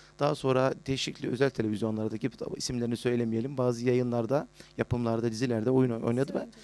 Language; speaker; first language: Turkish; native; Turkish